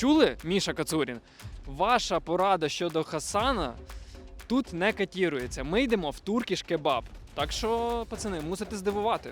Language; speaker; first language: Ukrainian; native; Ukrainian